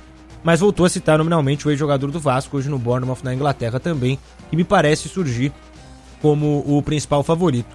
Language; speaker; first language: Portuguese; native; Portuguese